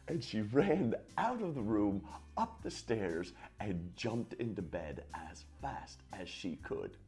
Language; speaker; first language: English; native; English